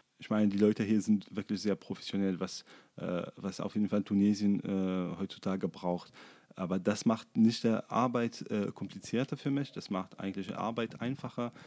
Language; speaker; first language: German; non-native, fluent; Arabic